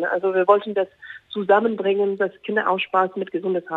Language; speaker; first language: German; non-native, fluent; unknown